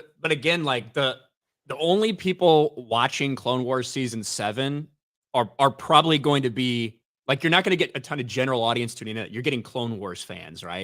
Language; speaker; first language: English; native; English